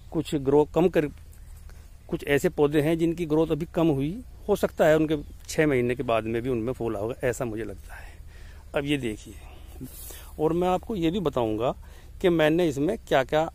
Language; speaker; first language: Hindi; native; Hindi